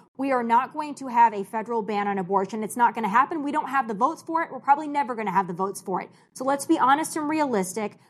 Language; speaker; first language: English; native; English